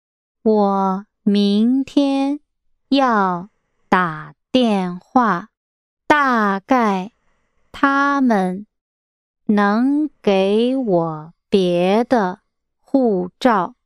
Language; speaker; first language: Chinese; non-native, learner; English